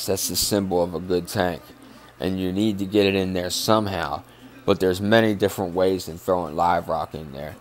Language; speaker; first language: English; native; English